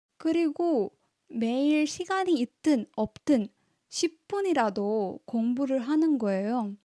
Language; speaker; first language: Korean; non-native, fluent; Tamil